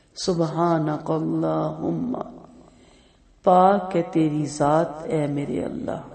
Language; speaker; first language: Urdu; native; Urdu